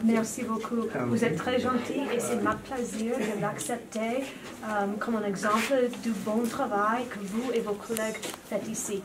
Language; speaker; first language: French; non-native, fluent; English